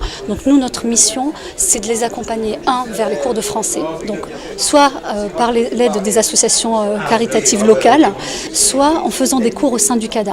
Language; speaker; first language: French; native; French